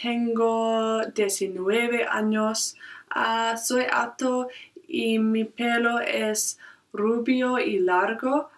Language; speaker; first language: Spanish; non-native, learner; English